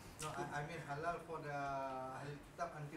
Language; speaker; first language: English; non-native, learner; Malay